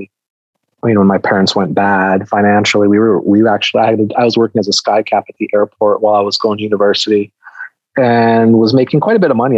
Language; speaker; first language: English; native; English